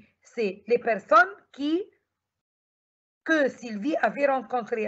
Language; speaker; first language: French; non-native, fluent; Arabic